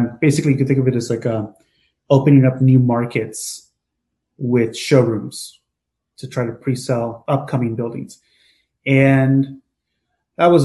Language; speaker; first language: English; native; English